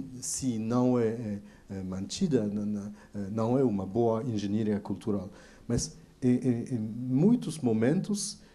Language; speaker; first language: Portuguese; non-native, fluent; French